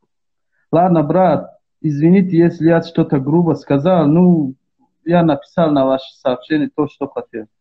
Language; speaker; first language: Russian; non-native, learner; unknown